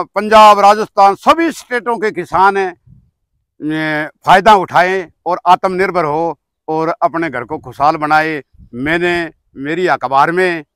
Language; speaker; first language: Hindi; native; Hindi